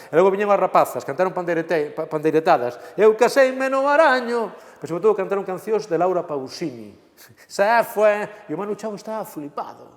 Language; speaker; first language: Galician; native; Galician